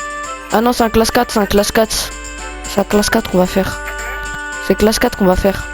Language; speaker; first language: French; native; French